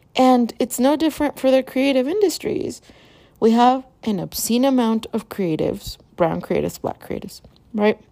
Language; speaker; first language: English; early bilingual, other home language; Spanish